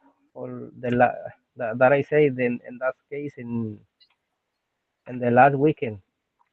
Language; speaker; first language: English; non-native, learner; Spanish